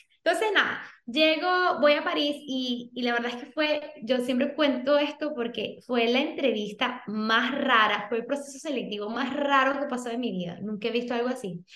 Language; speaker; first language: Spanish; early bilingual, other home language; Portuguese